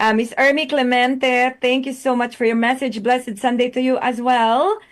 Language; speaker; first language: English; non-native, local second language; Filipino